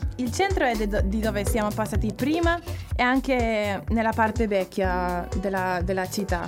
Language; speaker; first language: Italian; non-native, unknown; Spanish